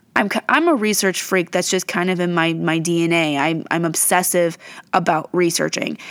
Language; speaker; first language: English; native; English